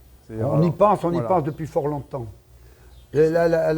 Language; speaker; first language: French; native; French